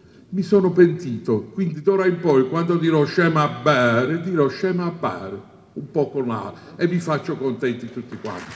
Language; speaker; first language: Italian; native; Italian